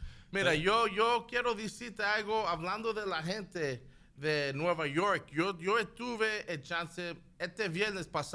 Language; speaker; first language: Spanish; early bilingual, heritage; Spanish